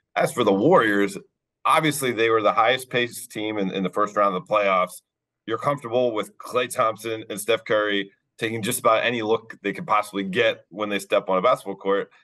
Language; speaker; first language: English; native; English